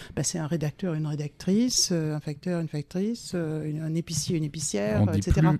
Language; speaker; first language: French; native; French